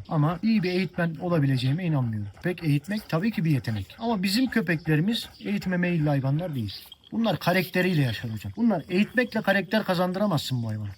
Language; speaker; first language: Turkish; native; Turkish